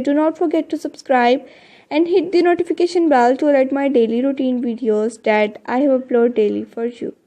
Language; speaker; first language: English; non-native, learner; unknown